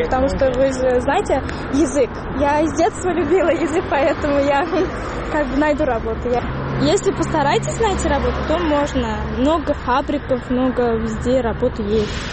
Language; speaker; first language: Russian; non-native, local second language; Tajik